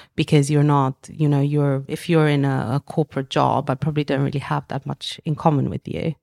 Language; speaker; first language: English; early bilingual, other home language; Romanian